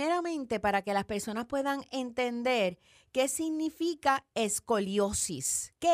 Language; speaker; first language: Spanish; native; Spanish